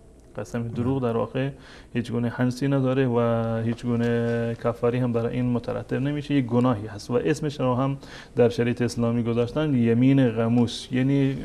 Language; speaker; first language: Persian; native; Persian